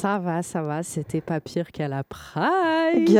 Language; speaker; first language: French; native; French